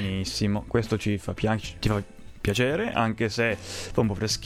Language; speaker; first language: Italian; native; Italian